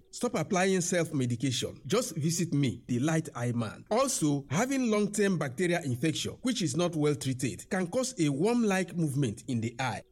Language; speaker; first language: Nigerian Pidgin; non-native, local second language; Igbo